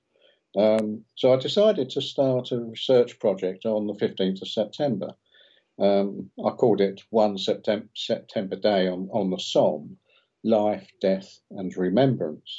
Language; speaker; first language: English; native; English